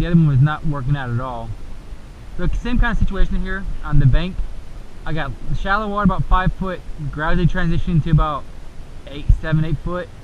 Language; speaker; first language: English; native; English